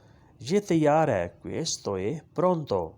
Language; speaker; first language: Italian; non-native, learner; Urdu